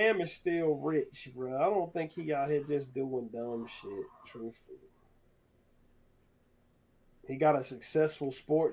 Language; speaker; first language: English; native; English